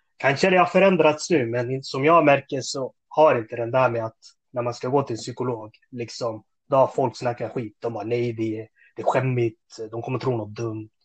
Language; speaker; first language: Swedish; early bilingual, other home language; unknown